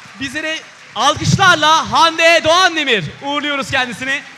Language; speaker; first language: Turkish; native; Turkish